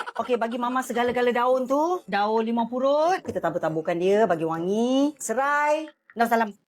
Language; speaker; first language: Malay; native; Malay